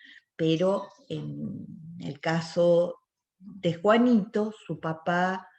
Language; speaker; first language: Spanish; native; Spanish